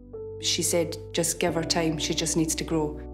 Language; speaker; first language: English; native; English